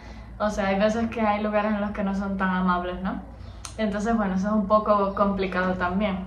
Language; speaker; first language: Spanish; native; Spanish